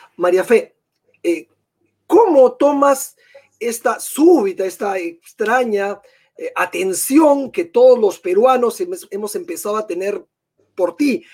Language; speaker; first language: Spanish; native; Spanish